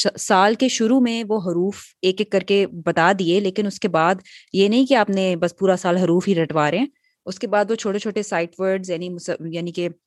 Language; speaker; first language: Urdu; native; Urdu